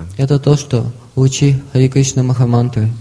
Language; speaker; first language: Russian; native; Russian